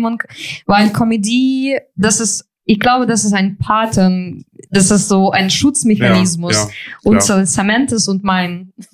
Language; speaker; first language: German; non-native, fluent; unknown